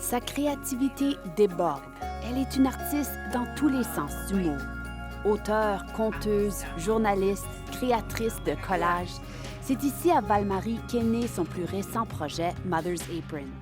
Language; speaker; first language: French; native; French